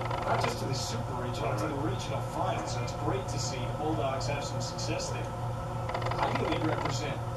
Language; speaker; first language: English; native; English